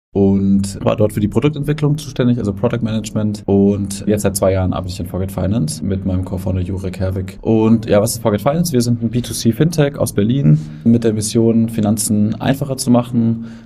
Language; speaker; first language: German; native; German